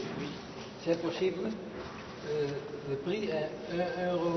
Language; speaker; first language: French; non-native, learner; Dutch